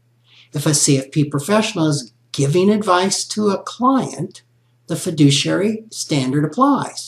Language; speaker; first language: English; native; English